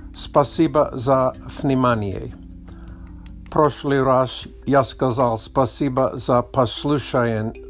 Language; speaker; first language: Russian; non-native, learner; English